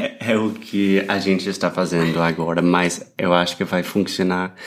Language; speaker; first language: Portuguese; non-native, fluent; English